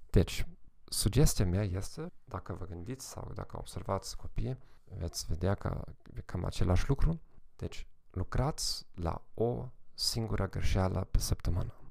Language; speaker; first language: Romanian; non-native, fluent; German